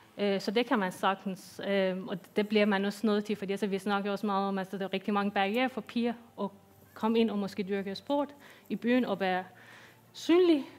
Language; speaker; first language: Danish; non-native, fluent; Persian